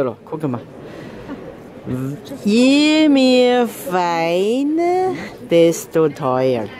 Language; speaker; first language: German; non-native, learner; Chinese